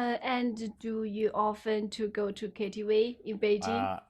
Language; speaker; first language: English; non-native, learner; Chinese